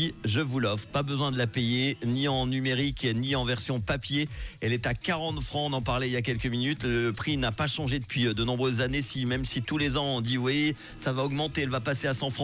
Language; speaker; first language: French; native; French